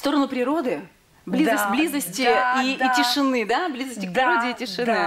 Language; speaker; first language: Russian; native; Russian